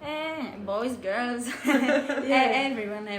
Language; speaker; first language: English; non-native, learner; Greek